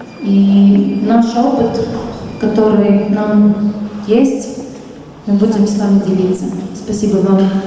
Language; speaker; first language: Russian; non-native, local second language; Latvian